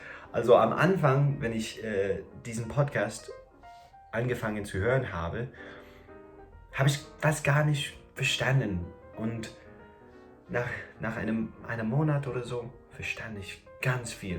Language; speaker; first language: German; non-native, fluent; English